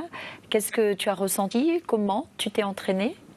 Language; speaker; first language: French; native; French